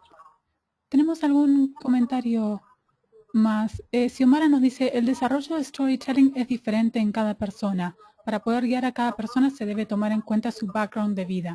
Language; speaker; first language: Spanish; native; Spanish